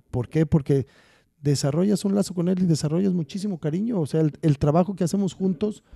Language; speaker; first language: Spanish; native; Spanish